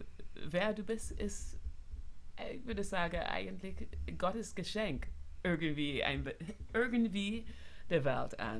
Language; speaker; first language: German; non-native, fluent; English